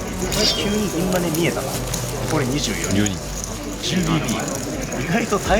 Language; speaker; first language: Japanese; native; Japanese